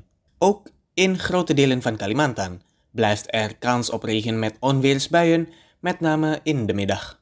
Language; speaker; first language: Dutch; non-native, fluent; Indonesian